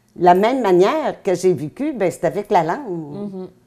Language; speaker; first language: French; native; French